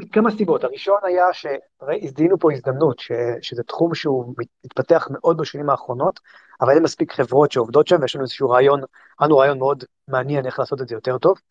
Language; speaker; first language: Hebrew; native; Hebrew